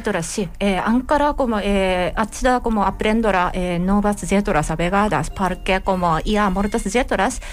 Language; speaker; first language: Catalan; non-native, learner; Japanese